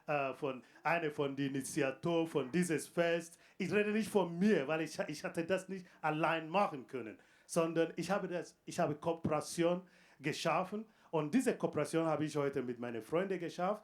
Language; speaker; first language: German; non-native, fluent; Igbo